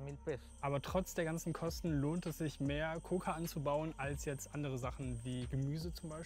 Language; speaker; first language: German; native; German